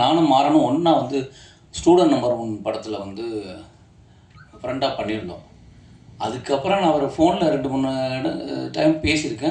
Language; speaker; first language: Tamil; native; Tamil